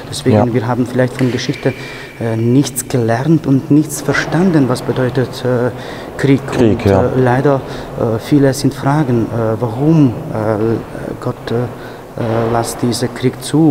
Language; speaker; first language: German; non-native, fluent; Ukrainian